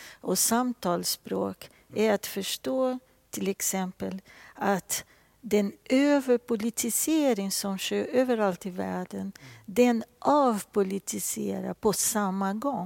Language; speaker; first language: Swedish; non-native, fluent; Portuguese